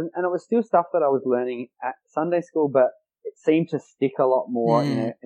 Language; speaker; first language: English; native; English